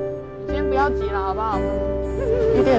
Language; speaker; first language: Chinese; native; Chinese